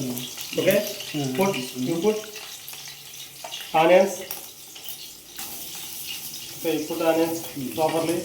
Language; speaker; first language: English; non-native, learner; Telugu